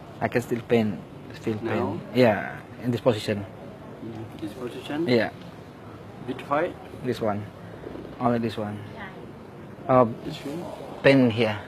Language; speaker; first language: English; non-native, learner; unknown